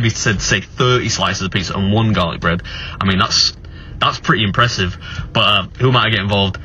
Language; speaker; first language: English; native; English